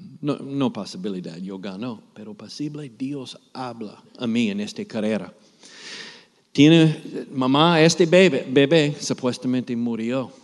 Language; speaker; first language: Spanish; non-native, learner; English